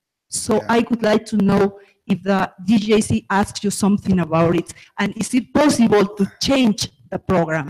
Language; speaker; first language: English; non-native, fluent; Spanish